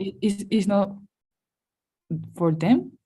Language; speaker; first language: English; non-native, learner; Spanish